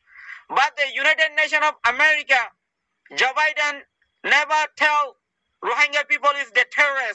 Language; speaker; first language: English; non-native, learner; Rohingya